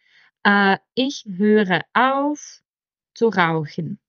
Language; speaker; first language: German; non-native, fluent; Czech